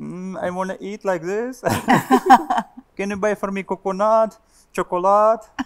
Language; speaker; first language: English; non-native, learner; Russian